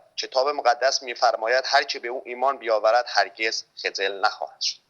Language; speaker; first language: Persian; native; Persian